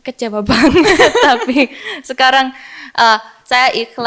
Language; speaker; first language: Indonesian; early bilingual, heritage; English